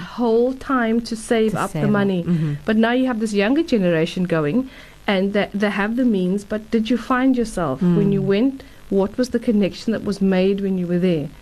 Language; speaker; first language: English; native; English